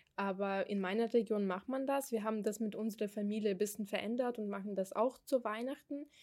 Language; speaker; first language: German; non-native, fluent; Ukrainian